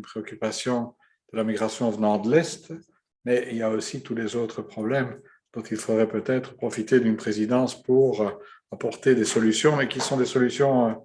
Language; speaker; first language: French; native; French